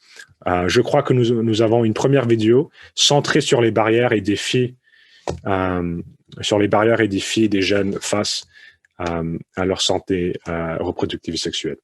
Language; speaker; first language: French; early bilingual, other home language; Spanish